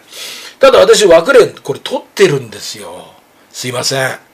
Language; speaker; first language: Japanese; native; Japanese